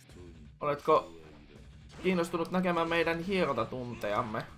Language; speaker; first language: Finnish; native; Finnish